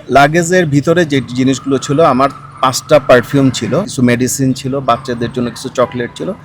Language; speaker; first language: Bangla; native; Bangla